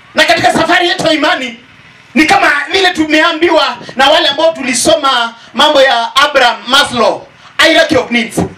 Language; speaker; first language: Swahili; non-native, local second language; Kikuyu